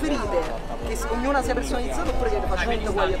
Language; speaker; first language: Italian; native; Italian